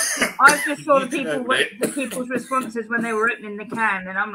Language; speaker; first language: English; native; English